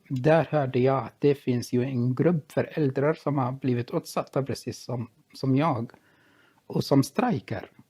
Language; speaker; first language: Swedish; non-native, fluent; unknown